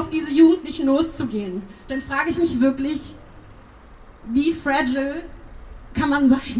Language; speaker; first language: German; early bilingual, other home language; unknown